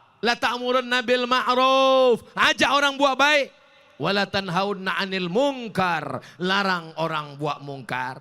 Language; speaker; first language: Malay; native; Malay